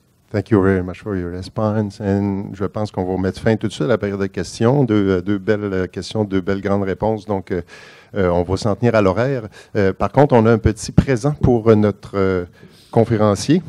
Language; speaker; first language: French; native; French